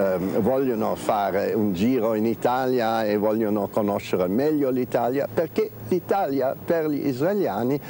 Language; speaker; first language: Italian; non-native, fluent; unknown